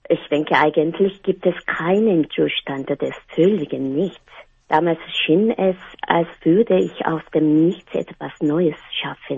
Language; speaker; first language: German; non-native, fluent; Korean